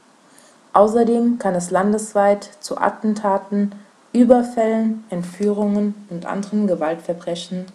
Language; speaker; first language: German; native; German